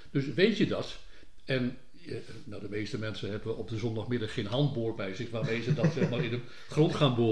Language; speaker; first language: Dutch; native; Dutch